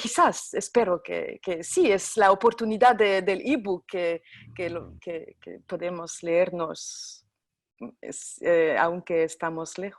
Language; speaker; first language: Spanish; non-native, fluent; French